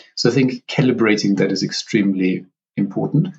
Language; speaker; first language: English; non-native, fluent; German